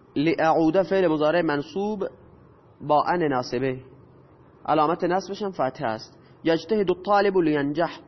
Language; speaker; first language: Persian; non-native, local second language; Baluchi